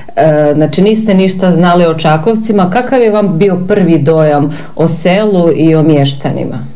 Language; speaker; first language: Croatian; native; Croatian